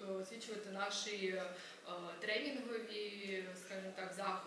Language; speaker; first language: Ukrainian; native; Ukrainian